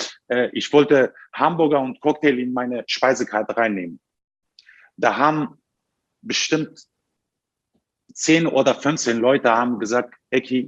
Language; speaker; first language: German; non-native, fluent; Turkish